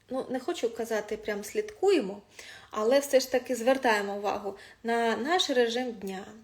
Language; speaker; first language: Ukrainian; non-native, local second language; Russian